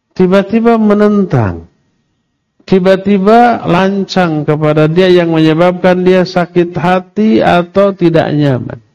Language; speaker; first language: Indonesian; non-native, local second language; Sundanese